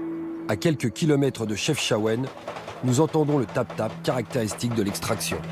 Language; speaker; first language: French; native; French